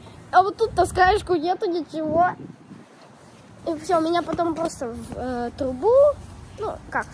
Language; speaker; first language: Russian; early bilingual, heritage; Russian